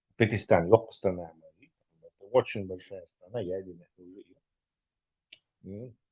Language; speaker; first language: Russian; non-native, local second language; Chechen